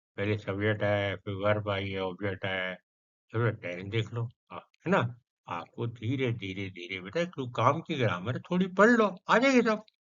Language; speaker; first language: Hindi; non-native, local second language; Punjabi